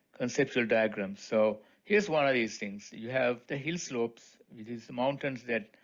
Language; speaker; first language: English; non-native, local second language; Sinhala